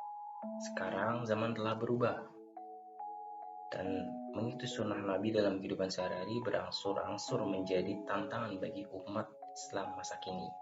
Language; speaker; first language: Indonesian; native; Indonesian